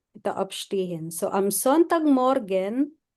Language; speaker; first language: German; non-native, fluent; Filipino